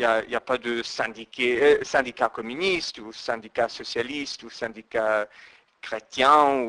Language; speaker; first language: French; non-native, fluent; English